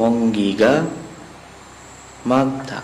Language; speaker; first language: Korean; non-native, fluent; Sinhala